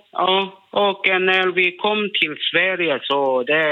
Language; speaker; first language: Swedish; non-native, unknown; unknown